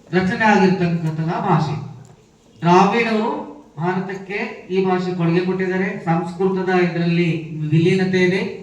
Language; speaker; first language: Kannada; non-native, local second language; Urdu